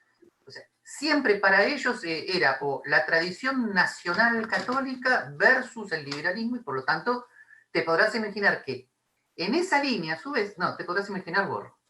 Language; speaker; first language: Spanish; native; Spanish